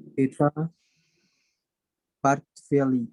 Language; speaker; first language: Russian; non-native, learner; Indonesian